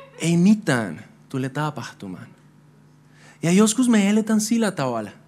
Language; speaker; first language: Finnish; non-native, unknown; Spanish